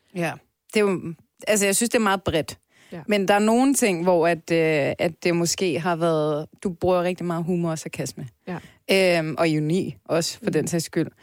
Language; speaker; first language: Danish; early bilingual, other home language; Turkish